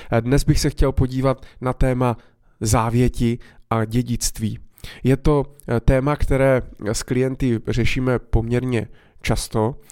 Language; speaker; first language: Czech; native; Czech